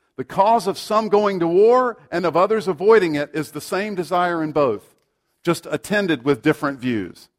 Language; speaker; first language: English; native; English